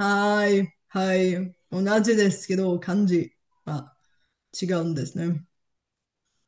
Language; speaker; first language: Japanese; non-native, learner; Bulgarian